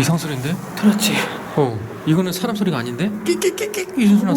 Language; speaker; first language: Korean; native; Korean